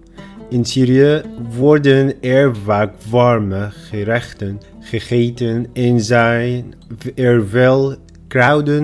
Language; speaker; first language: Dutch; non-native, fluent; Arabic